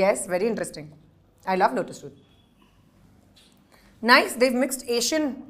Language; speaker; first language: Telugu; non-native, fluent; Hindi